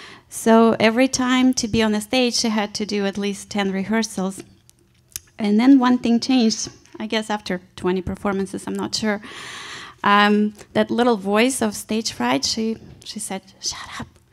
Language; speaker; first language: English; non-native, fluent; Russian